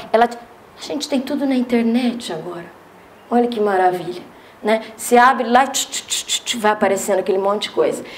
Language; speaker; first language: Portuguese; native; Portuguese